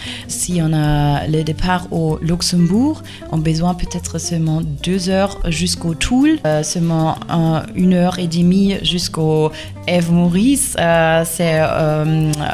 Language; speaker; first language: French; non-native, fluent; German